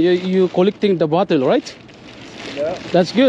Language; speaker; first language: English; non-native, learner; Filipino